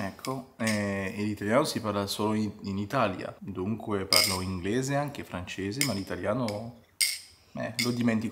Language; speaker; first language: Italian; early bilingual, heritage; Italian